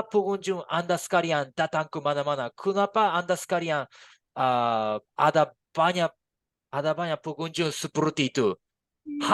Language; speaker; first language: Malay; non-native, learner; Japanese